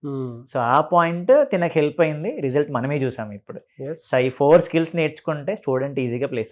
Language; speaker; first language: Telugu; native; Telugu